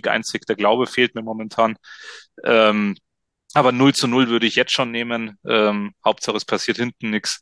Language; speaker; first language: German; native; German